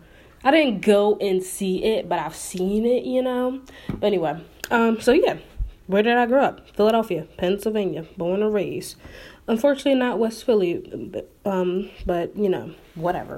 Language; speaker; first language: English; native; English